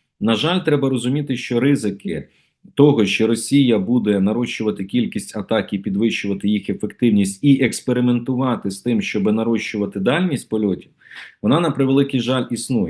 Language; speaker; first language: Ukrainian; native; Ukrainian